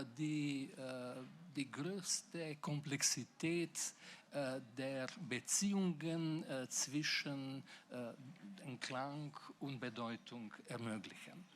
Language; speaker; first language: German; non-native, fluent; Slovenian